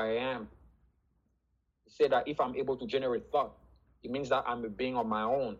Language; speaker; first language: English; non-native, fluent; French